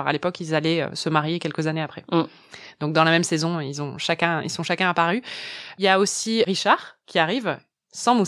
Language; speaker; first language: French; native; French